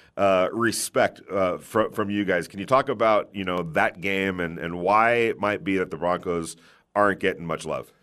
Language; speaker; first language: English; native; English